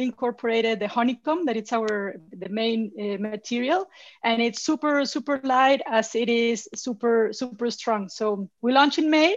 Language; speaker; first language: English; non-native, fluent; Spanish